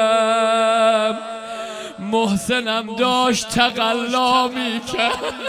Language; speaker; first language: Persian; native; Persian